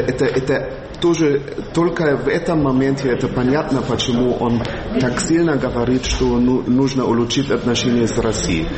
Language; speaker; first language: Russian; non-native, fluent; German